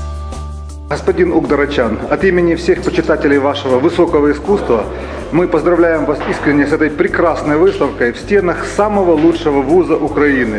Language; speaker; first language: Russian; native; Russian